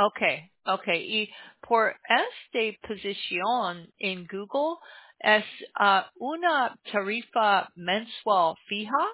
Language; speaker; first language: Spanish; non-native, learner; English